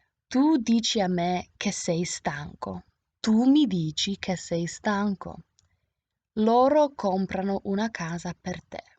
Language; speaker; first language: Italian; non-native, fluent; English